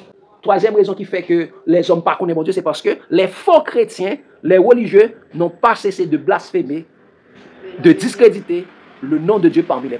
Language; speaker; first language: French; non-native, local second language; Haitian Creole